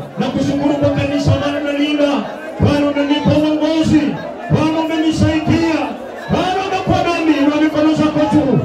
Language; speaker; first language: Swahili; non-native, local second language; Luyia